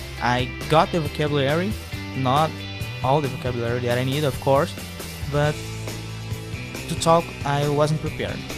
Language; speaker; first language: English; non-native, fluent; Portuguese